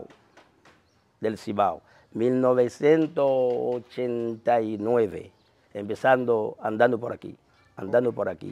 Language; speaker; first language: Spanish; non-native, learner; Haitian Creole